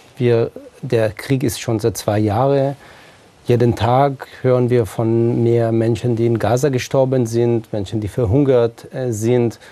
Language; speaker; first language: German; non-native, fluent; Hebrew